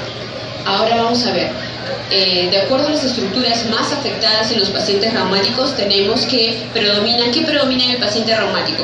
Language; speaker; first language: Spanish; native; Spanish